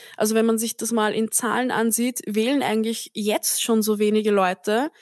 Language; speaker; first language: German; early bilingual, other home language; Turkish